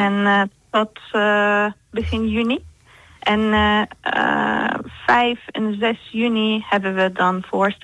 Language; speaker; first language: Dutch; non-native, fluent; Turkish